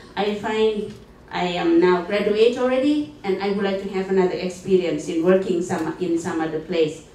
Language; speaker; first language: English; non-native, fluent; Thai